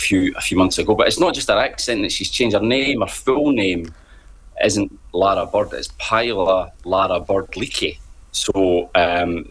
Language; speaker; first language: English; native; English